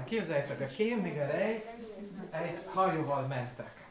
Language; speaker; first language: Hungarian; non-native, learner; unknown